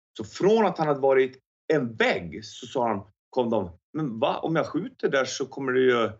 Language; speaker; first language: Swedish; native; Swedish